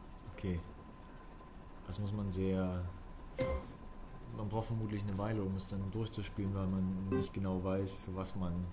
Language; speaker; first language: German; native; German